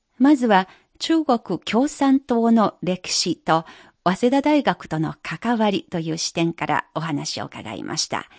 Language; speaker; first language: Japanese; non-native, fluent; Chinese